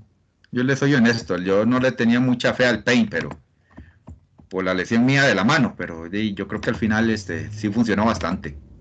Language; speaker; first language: Spanish; native; Spanish